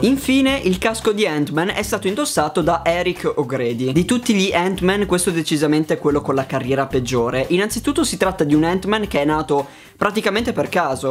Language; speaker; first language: Italian; native; Italian